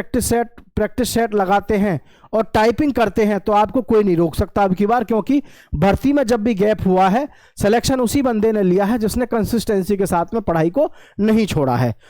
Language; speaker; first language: Hindi; native; Hindi